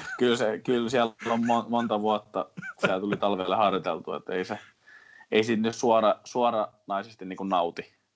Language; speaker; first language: Finnish; native; Finnish